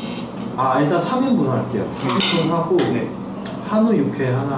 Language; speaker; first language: Korean; native; Korean